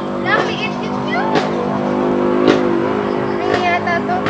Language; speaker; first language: Filipino; non-native, local second language; Hiligaynon